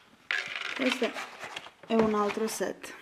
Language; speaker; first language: Italian; non-native, fluent; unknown